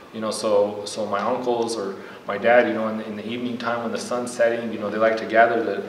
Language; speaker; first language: English; native; English